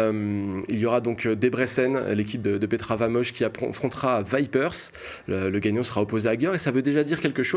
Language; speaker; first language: French; native; French